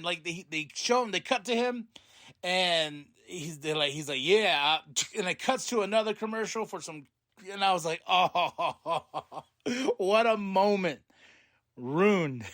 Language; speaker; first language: English; native; English